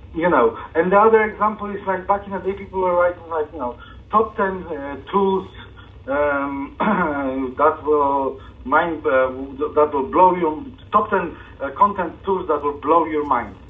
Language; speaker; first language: English; non-native, fluent; Polish